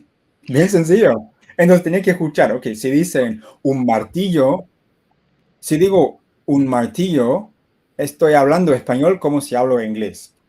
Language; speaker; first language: Spanish; non-native, fluent; English